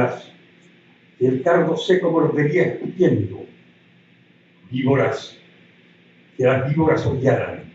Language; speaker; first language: Spanish; native; Spanish